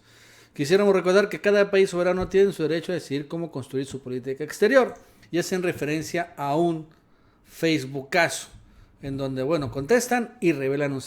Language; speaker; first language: Spanish; native; Spanish